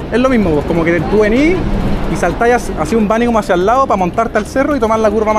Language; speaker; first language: Spanish; native; Spanish